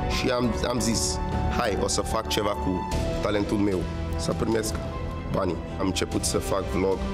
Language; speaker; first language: Romanian; non-native, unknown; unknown